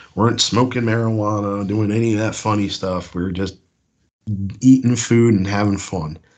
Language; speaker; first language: English; native; English